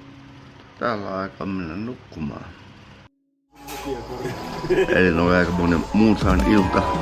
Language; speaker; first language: Finnish; native; Finnish